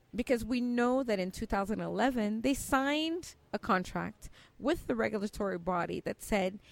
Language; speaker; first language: English; native; English